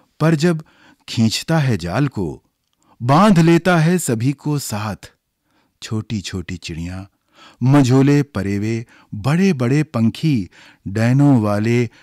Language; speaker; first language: Hindi; native; Hindi